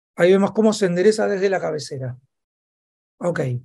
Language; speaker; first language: Spanish; native; Spanish